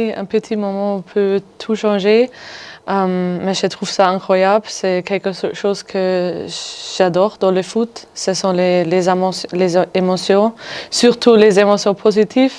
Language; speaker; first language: French; non-native, fluent; German